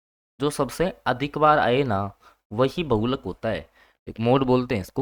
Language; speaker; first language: Hindi; native; Hindi